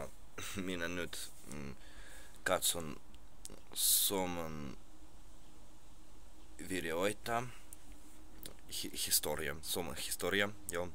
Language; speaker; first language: Finnish; non-native, learner; Russian